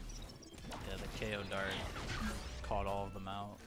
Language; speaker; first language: English; native; English